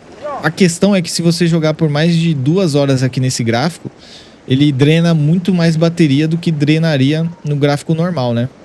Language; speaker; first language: Portuguese; native; Portuguese